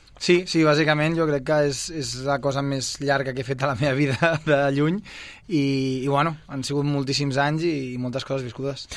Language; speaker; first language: Catalan; early bilingual, other home language; Bosnian